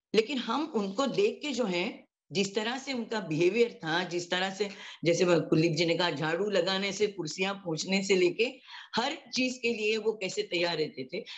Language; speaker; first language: Hindi; non-native, local second language; Marathi